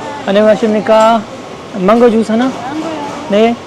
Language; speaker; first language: Korean; non-native, learner; Urdu